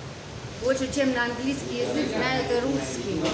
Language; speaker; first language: Russian; non-native, learner; Vietnamese